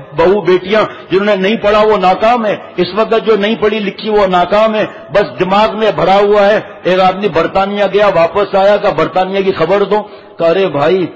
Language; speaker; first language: Urdu; native; Urdu